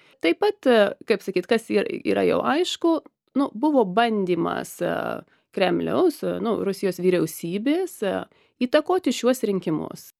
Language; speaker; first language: Lithuanian; early bilingual, heritage; Lithuanian